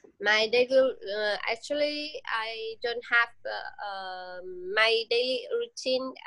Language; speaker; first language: English; non-native, learner; Vietnamese